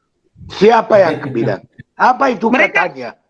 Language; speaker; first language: Indonesian; non-native, fluent; Hebrew